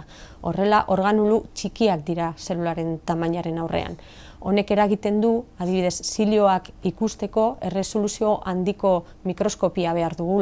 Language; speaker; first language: Basque; non-native, local second language; Spanish